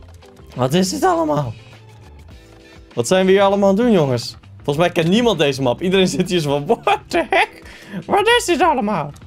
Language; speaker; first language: Dutch; native; Dutch